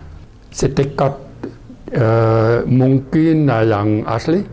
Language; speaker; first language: Indonesian; non-native, learner; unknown